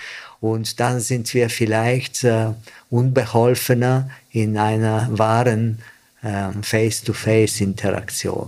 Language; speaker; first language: German; non-native, fluent; Bulgarian